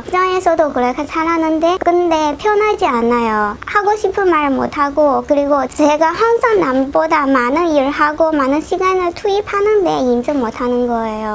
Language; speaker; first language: Korean; non-native, learner; Chinese